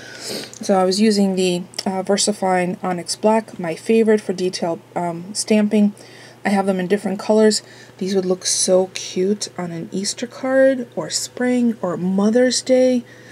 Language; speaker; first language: English; early bilingual, other home language; Russian